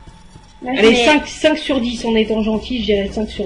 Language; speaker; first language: French; native; French